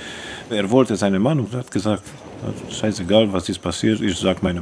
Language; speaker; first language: German; non-native, fluent; Romanian